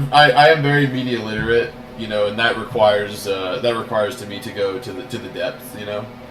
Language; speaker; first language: English; native; English